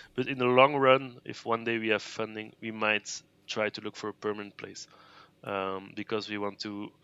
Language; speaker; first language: English; non-native, fluent; Dutch